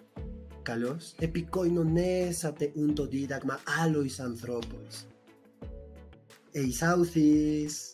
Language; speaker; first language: Greek; non-native, fluent; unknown